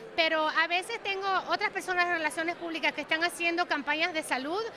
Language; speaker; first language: Spanish; early bilingual, heritage; Spanish